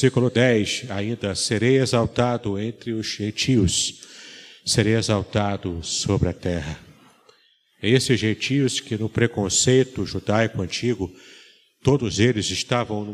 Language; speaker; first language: Portuguese; native; Portuguese